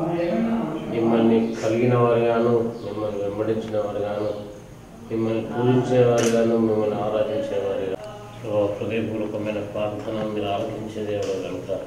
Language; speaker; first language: Telugu; native; Telugu